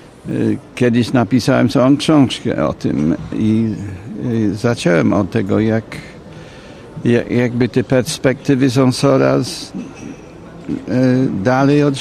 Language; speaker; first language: Polish; non-native, fluent; English